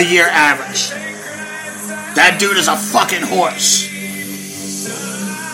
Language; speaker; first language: English; native; English